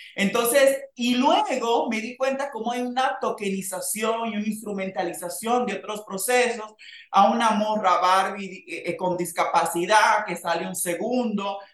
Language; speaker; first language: Spanish; native; Spanish